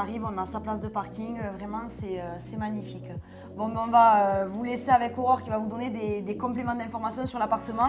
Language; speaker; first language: French; native; French